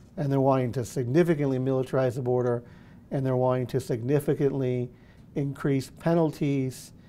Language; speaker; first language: English; early bilingual, other home language; Spanish